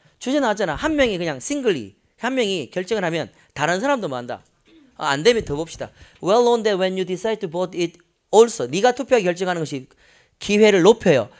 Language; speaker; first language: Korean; native; Korean